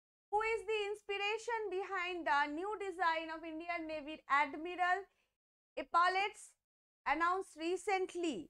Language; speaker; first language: English; non-native, local second language; Bangla